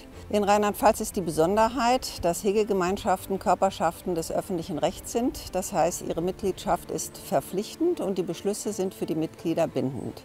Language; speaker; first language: German; native; German